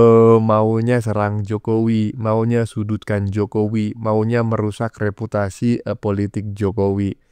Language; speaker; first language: Indonesian; native; Indonesian